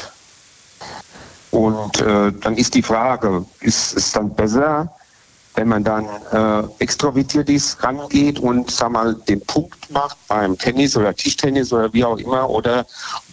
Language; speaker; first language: German; native; German